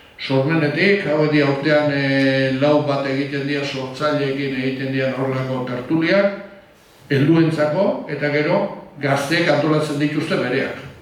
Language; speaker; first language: Basque; native; Basque